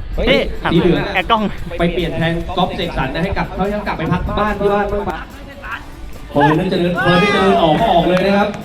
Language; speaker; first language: Thai; native; Thai